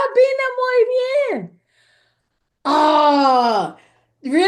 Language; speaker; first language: Spanish; non-native, fluent; English